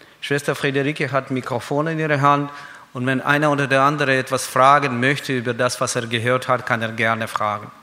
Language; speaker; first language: German; non-native, fluent; Russian